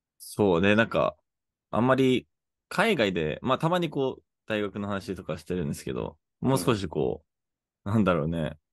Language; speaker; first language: Japanese; non-native, fluent; English